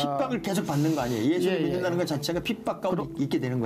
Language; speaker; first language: Korean; native; Korean